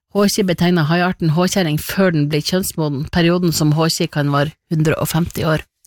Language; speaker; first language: Norwegian; native; Norwegian